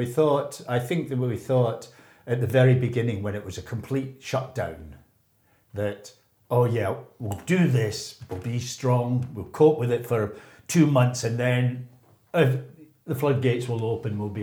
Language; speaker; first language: English; native; English